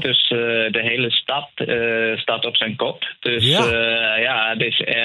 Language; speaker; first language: Dutch; non-native, fluent; Norwegian